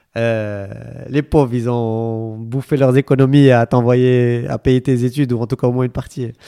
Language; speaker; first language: French; non-native, local second language; Arabic